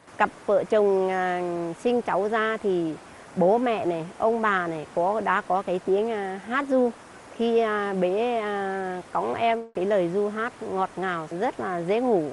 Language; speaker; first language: Vietnamese; non-native, local second language; Tày